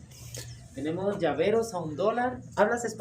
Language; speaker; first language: Spanish; native; Spanish